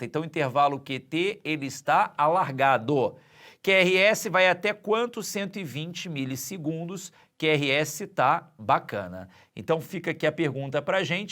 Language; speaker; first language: Portuguese; native; Portuguese